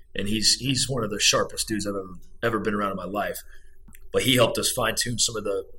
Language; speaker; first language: English; native; English